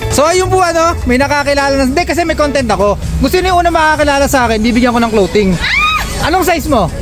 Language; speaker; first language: Filipino; native; Filipino